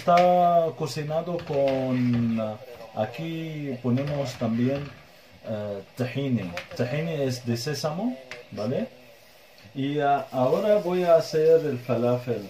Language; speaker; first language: Spanish; non-native, fluent; Arabic